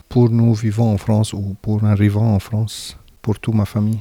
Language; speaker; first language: French; non-native, learner; Arabic